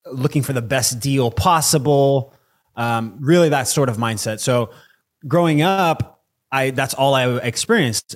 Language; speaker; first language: English; early bilingual, other home language; Portuguese